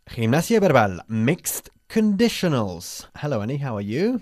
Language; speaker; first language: English; native; English